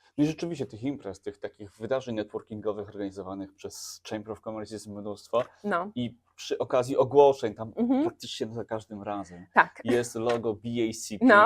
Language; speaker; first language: Polish; native; Polish